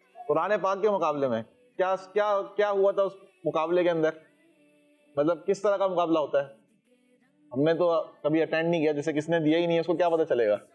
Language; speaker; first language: Urdu; native; Urdu